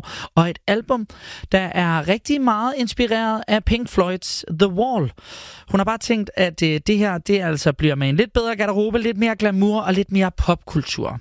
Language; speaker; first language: Danish; native; Danish